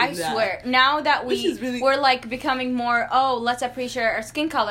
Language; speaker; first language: English; non-native, fluent; Arabic